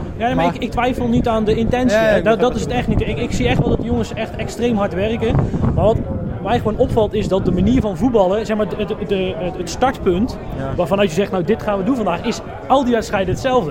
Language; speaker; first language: Dutch; native; Dutch